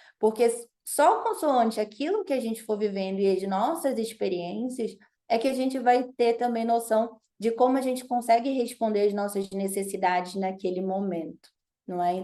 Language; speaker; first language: Portuguese; native; Portuguese